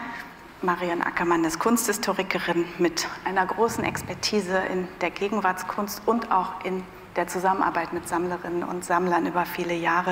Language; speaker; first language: German; native; German